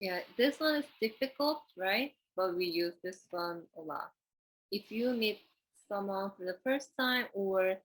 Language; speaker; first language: English; non-native, fluent; Korean